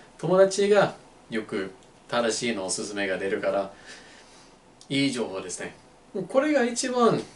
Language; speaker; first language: Japanese; non-native, learner; English